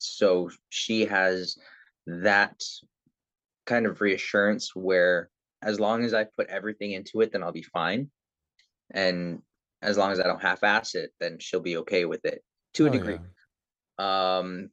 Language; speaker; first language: English; native; English